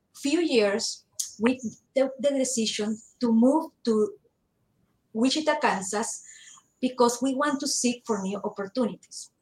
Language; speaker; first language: English; non-native, learner; Spanish